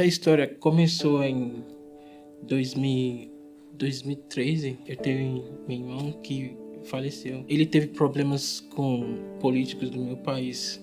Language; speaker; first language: Portuguese; non-native, fluent; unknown